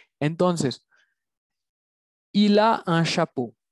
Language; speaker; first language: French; non-native, fluent; Spanish